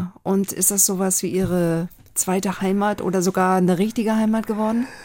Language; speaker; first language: German; native; German